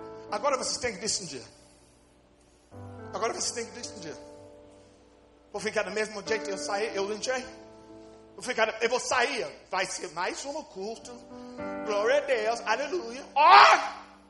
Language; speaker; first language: Portuguese; non-native, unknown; English